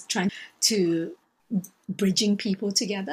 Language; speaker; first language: English; non-native, local second language; Cantonese